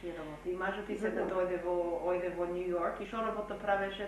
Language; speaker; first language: Macedonian; early bilingual, heritage; Macedonian